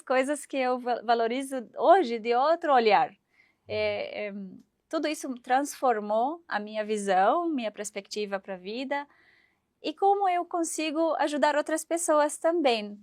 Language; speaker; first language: Portuguese; non-native, fluent; Arabic